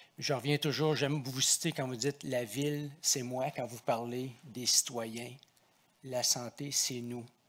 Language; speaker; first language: French; native; French